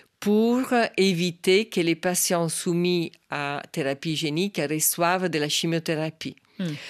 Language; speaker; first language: French; non-native, fluent; Italian